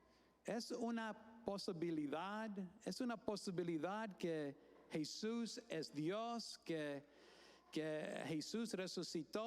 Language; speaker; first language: Spanish; non-native, fluent; English